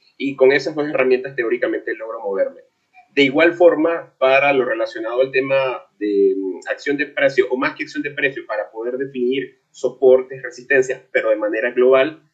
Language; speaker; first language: Spanish; native; Spanish